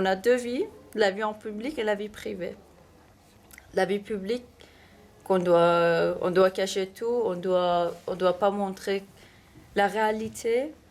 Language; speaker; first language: French; non-native, fluent; Persian